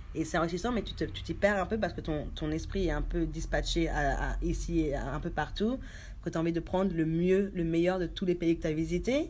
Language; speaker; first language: French; early bilingual, other home language; Haitian Creole